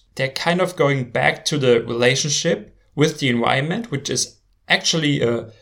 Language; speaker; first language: English; non-native, fluent; German